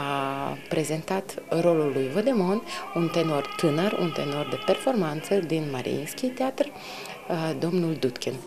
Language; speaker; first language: Romanian; native; Romanian